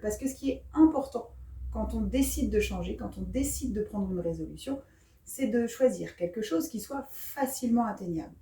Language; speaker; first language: French; native; French